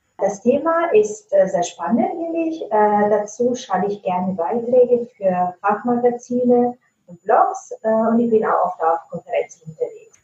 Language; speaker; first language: German; non-native, fluent; Italian